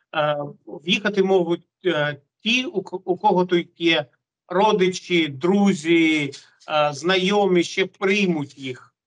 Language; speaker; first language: Ukrainian; non-native, local second language; Russian